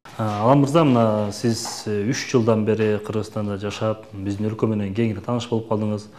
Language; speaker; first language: Kyrgyz; native; Kyrgyz